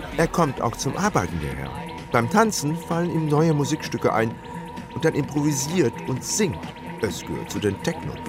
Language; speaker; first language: German; native; German